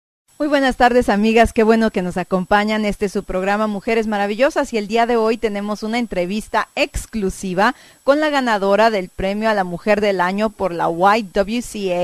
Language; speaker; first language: Spanish; native; Spanish